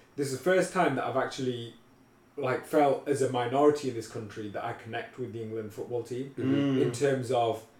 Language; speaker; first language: English; native; English